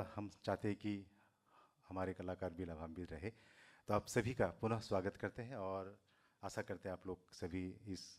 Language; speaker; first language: Hindi; non-native, local second language; Assamese